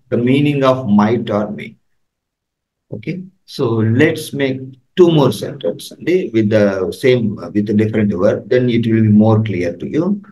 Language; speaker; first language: English; non-native, local second language; Telugu